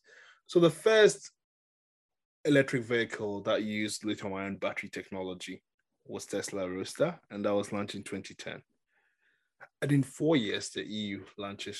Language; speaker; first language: English; non-native, local second language; Akan